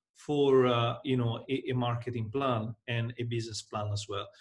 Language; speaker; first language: English; non-native, fluent; Italian